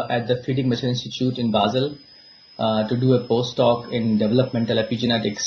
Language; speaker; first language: English; non-native, local second language; Hindi